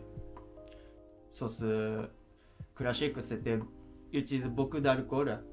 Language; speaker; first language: French; non-native, learner; Japanese